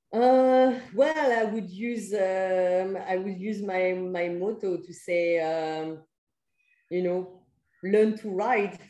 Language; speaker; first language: English; non-native, fluent; French